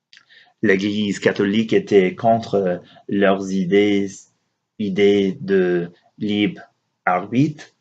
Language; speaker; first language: French; non-native, learner; English